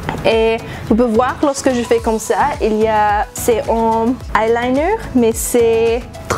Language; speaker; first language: French; non-native, learner; English